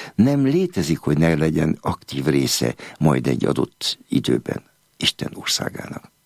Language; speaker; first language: Hungarian; native; Hungarian